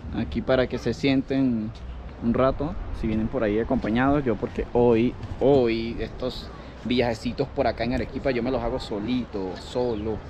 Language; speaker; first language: Spanish; native; Spanish